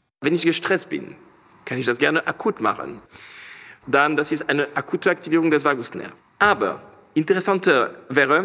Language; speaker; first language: German; non-native, fluent; French